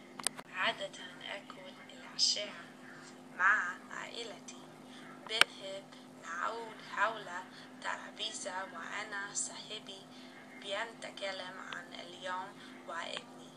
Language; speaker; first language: Arabic; non-native, learner; English